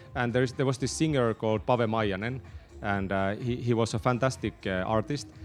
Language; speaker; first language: English; non-native, fluent; Finnish